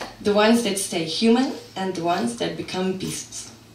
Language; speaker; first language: English; non-native, fluent; Slovenian